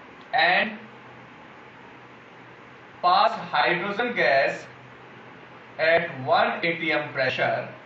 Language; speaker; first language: English; non-native, local second language; Hindi